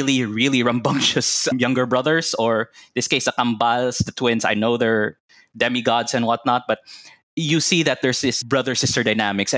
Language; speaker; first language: English; non-native, local second language; Cebuano